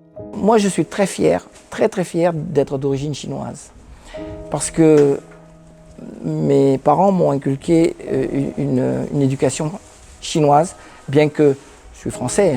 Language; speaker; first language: French; early bilingual, other home language; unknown